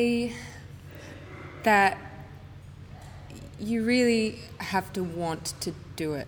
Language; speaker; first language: English; native; English